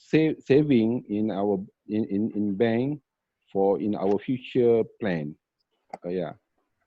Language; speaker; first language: English; non-native, learner; Malay